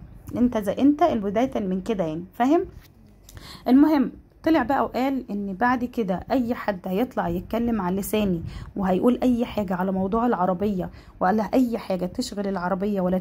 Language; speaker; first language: Arabic; native; Arabic